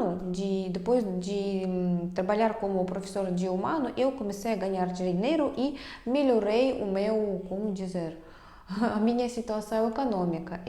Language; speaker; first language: Portuguese; non-native, fluent; Russian